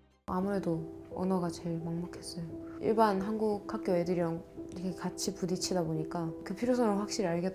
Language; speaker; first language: Korean; non-native, fluent; Chinese